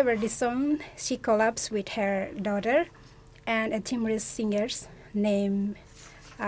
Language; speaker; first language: English; non-native, fluent; Tetum